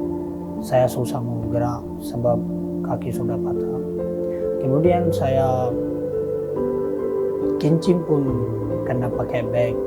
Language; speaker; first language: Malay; non-native, learner; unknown